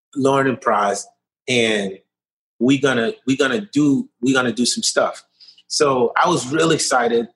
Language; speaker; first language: English; early bilingual, other home language; Haitian Creole